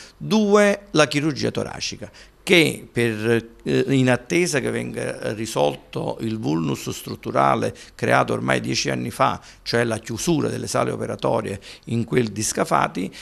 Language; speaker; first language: Italian; native; Italian